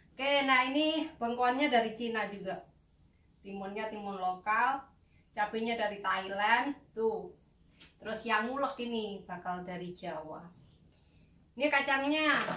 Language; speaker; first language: Indonesian; native; Indonesian